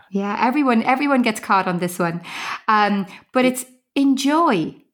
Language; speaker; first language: English; native; English